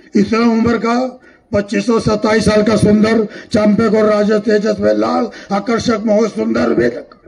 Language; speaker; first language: Hindi; non-native, local second language; Marathi